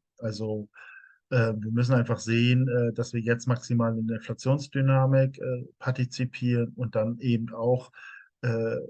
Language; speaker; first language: German; native; German